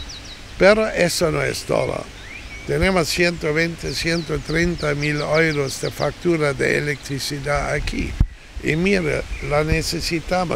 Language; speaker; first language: Spanish; non-native, fluent; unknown